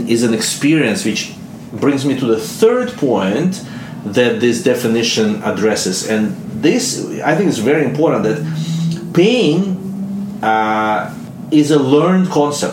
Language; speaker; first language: English; non-native, fluent; Russian